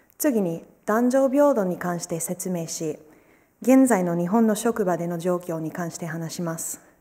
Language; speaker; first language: Japanese; non-native, fluent; English